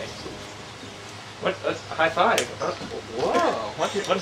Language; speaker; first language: English; native; English